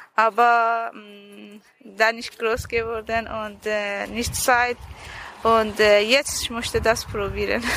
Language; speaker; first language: German; non-native, learner; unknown